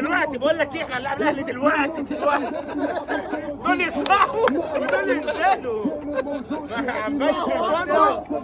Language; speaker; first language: Arabic; native; Arabic